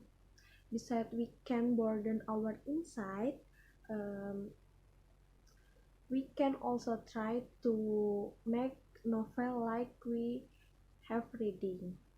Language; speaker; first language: English; non-native, learner; Indonesian